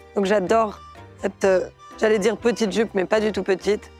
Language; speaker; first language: French; native; French